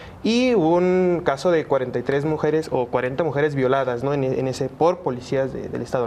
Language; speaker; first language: Spanish; native; Spanish